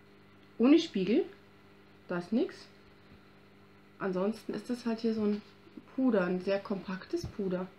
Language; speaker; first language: German; native; German